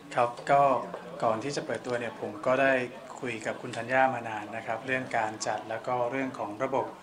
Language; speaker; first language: Thai; native; Thai